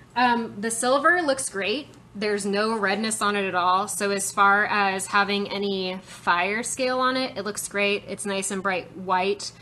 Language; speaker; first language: English; native; English